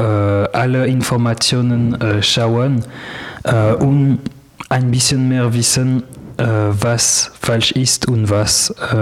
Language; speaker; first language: German; non-native, learner; French